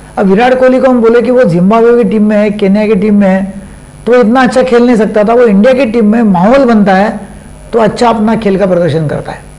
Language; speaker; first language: Hindi; non-native, local second language; Marathi